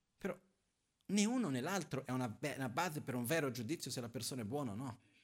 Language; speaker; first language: Italian; non-native, fluent; Portuguese